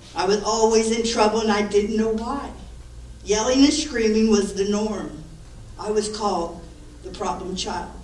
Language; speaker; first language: English; native; English